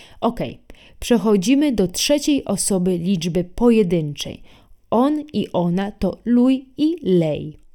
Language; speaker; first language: Polish; non-native, fluent; Italian